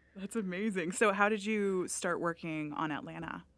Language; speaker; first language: English; native; English